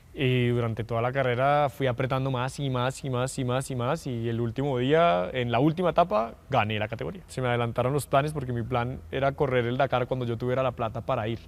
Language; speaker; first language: Spanish; native; Spanish